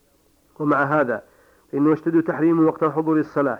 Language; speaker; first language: Arabic; native; Arabic